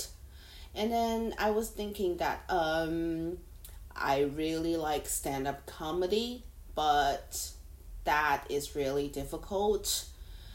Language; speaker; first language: English; non-native, fluent; Chinese